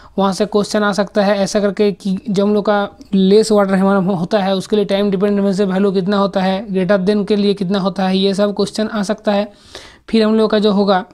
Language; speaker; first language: Hindi; non-native, local second language; Bangla